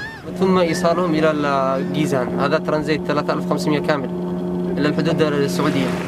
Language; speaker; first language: Arabic; native; Arabic